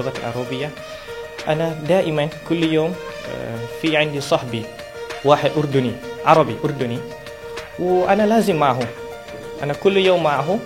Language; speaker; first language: Arabic; non-native, fluent; Malay